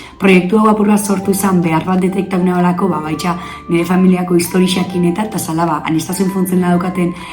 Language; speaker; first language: Basque; native; Basque